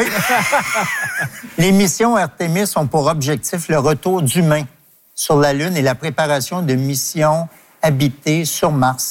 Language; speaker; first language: French; native; French